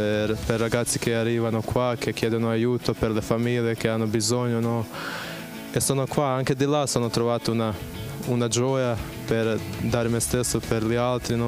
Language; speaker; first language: Italian; non-native, fluent; Bosnian